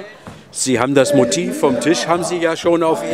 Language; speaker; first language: German; native; German